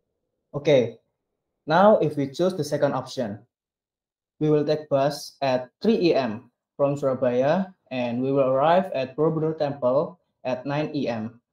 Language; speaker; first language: English; non-native, learner; Indonesian